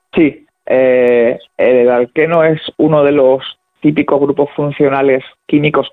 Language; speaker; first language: Spanish; native; Spanish